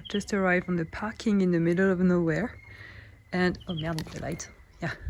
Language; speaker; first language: English; non-native, fluent; French